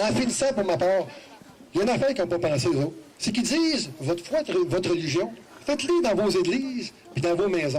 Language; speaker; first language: French; native; French